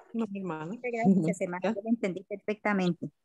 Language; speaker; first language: Spanish; native; Spanish